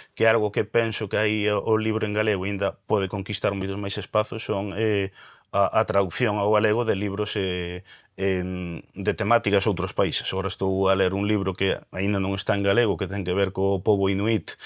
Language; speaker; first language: Galician; non-native, local second language; Spanish